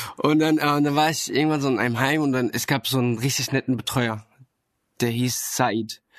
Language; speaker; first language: German; non-native, fluent; Arabic